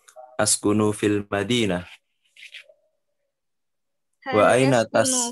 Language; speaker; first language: Arabic; non-native, learner; Indonesian